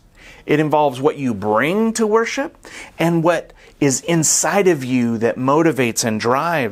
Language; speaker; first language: English; native; English